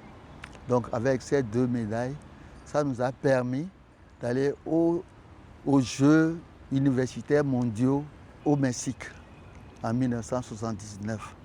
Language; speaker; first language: French; non-native, local second language; Ewe